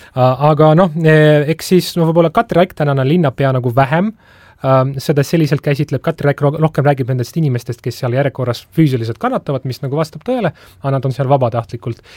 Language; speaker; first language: Estonian; non-native, local second language; Russian